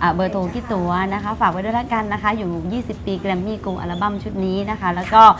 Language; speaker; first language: Thai; native; Thai